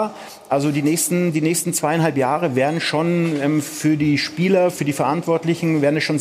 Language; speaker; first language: German; native; German